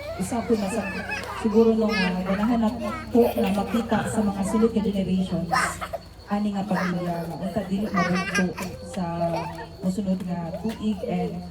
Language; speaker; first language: Cebuano; non-native, local second language; Bikol